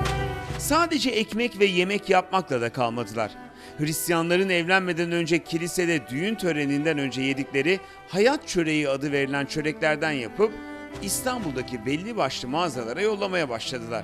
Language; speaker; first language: Turkish; native; Turkish